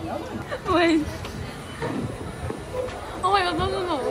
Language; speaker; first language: English; non-native, local second language; Assamese